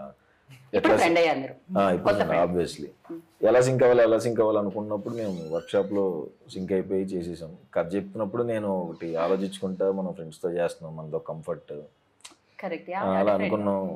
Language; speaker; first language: Telugu; native; Telugu